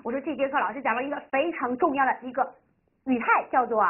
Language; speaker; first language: Chinese; native; Chinese